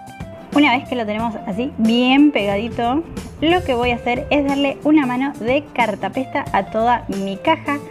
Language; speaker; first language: Spanish; native; Spanish